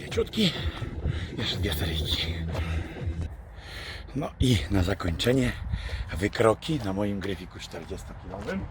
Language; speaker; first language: Polish; native; Polish